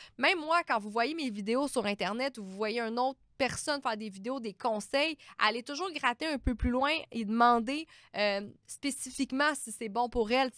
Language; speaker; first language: French; native; French